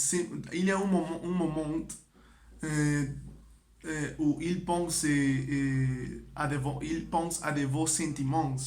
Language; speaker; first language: French; non-native, learner; Spanish